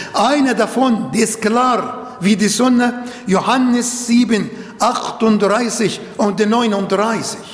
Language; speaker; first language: German; non-native, learner; Arabic